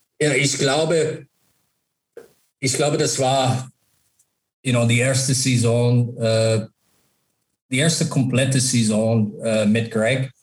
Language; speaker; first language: German; non-native, fluent; English